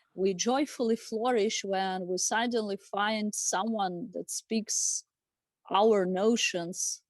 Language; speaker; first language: English; non-native, fluent; Ukrainian